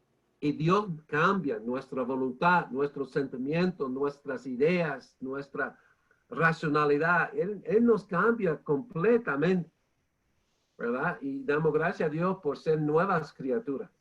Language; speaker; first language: Spanish; non-native, fluent; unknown